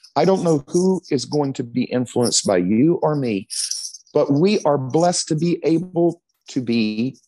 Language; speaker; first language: English; native; English